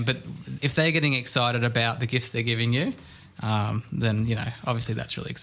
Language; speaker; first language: English; native; English